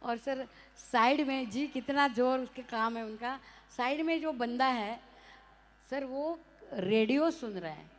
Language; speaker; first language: Hindi; non-native, local second language; Marathi